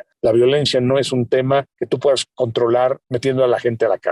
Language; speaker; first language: Spanish; native; Spanish